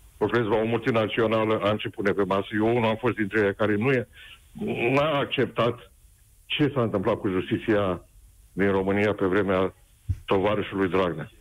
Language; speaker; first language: Romanian; native; Romanian